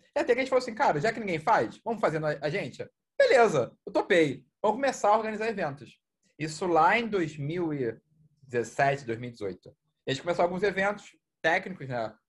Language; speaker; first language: Portuguese; native; Portuguese